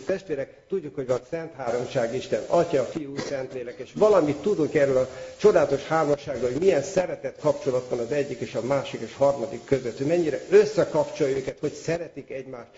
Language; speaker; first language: Hungarian; native; Hungarian